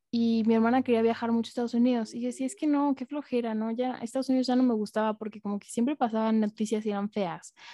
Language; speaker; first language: Spanish; native; Spanish